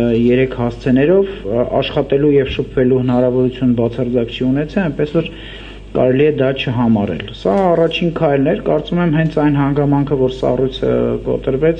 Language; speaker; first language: Armenian; native; Armenian